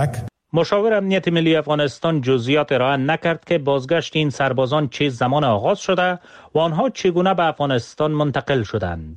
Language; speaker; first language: Persian; native; Persian